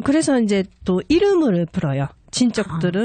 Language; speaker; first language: Korean; non-native, fluent; Japanese